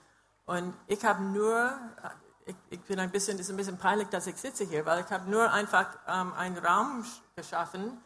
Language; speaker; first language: German; non-native, fluent; English